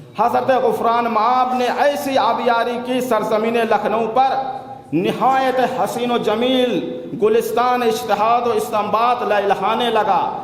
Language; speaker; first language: Urdu; native; Urdu